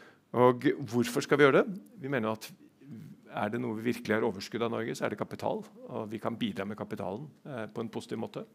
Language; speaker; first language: Norwegian; native; Norwegian